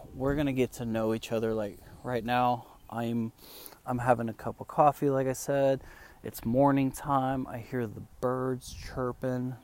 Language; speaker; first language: English; non-native, fluent; Spanish